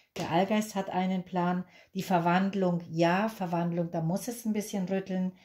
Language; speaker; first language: German; non-native, fluent; Spanish